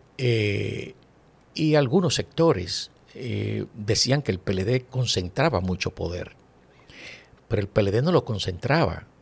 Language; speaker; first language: Spanish; native; Spanish